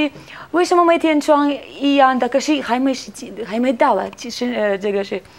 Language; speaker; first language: Chinese; non-native, learner; Russian